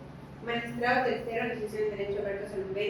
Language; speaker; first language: Spanish; native; Spanish